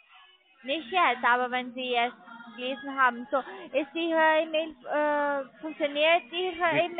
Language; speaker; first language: German; non-native, learner; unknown